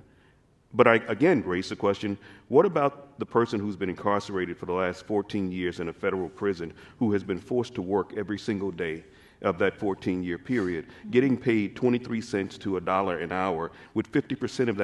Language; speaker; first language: English; native; English